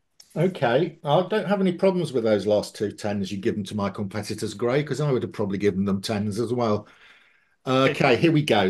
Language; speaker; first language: English; native; English